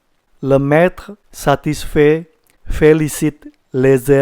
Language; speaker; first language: French; non-native, fluent; Indonesian